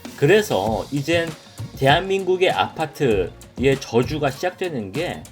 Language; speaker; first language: Korean; native; Korean